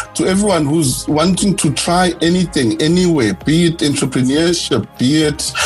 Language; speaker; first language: English; non-native, local second language; Zulu